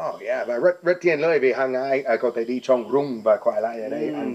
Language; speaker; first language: Vietnamese; non-native, fluent; English